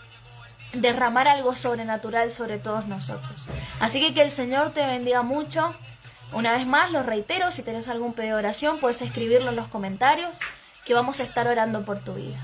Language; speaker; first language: Spanish; native; Spanish